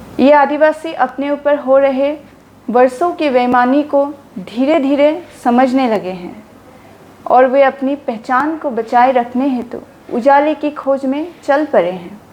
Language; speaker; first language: Hindi; non-native, local second language; Assamese